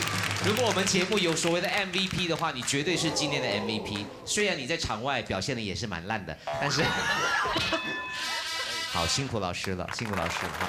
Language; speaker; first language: Chinese; native; Chinese